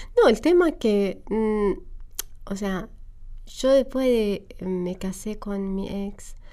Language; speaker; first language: Spanish; non-native, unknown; Arabic